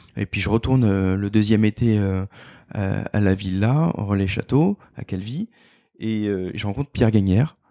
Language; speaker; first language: French; native; French